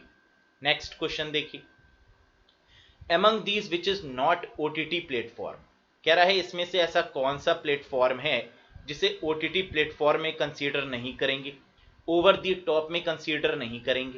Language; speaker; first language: Hindi; native; Hindi